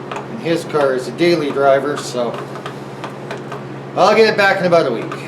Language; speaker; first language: English; native; English